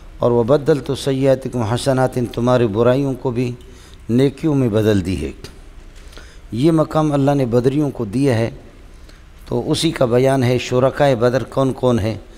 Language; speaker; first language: Urdu; non-native, local second language; Baluchi